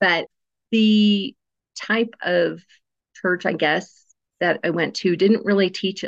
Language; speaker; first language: English; native; English